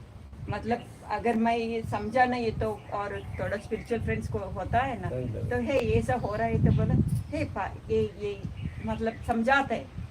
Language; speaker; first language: Hindi; non-native, local second language; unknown